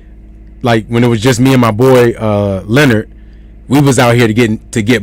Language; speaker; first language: English; native; English